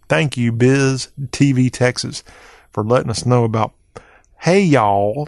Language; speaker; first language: English; native; English